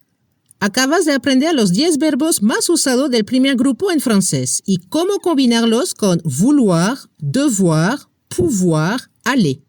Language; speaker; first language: Spanish; non-native, fluent; French